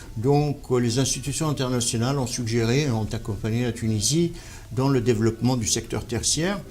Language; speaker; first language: French; non-native, local second language; Arabic